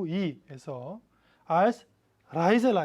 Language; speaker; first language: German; non-native, fluent; Korean